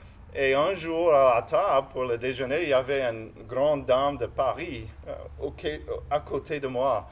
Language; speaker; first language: French; non-native, local second language; English